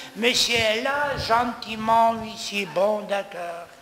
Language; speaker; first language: French; non-native, fluent; Polish